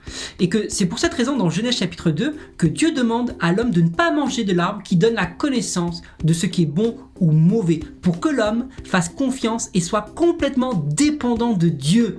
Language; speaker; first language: French; native; French